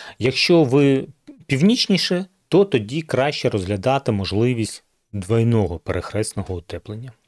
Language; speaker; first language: Ukrainian; non-native, local second language; Russian